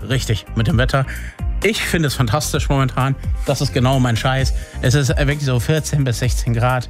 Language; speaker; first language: German; native; German